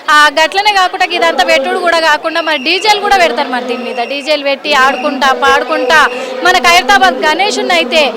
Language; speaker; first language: Telugu; native; Telugu